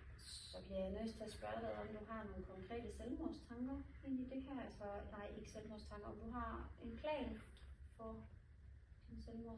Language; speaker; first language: Danish; native; Danish